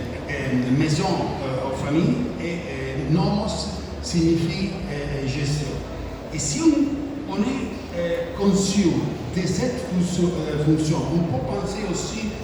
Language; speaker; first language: French; non-native, fluent; Italian